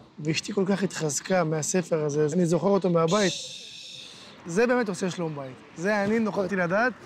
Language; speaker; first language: Hebrew; native; Hebrew